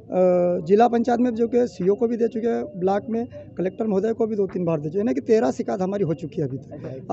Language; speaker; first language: Hindi; native; Hindi